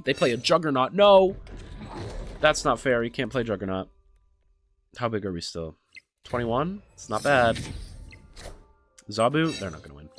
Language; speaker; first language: English; native; English